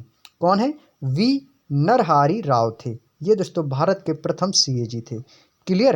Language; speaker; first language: Hindi; native; Hindi